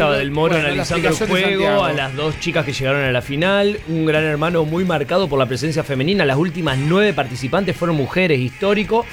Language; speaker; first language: Spanish; native; Spanish